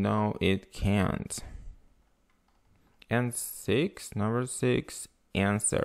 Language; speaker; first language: English; non-native, fluent; Russian